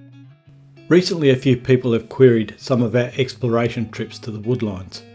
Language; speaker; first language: English; native; English